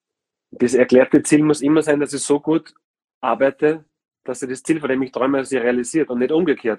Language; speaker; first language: German; native; German